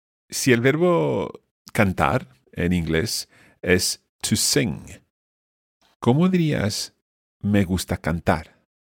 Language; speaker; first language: Spanish; non-native, fluent; English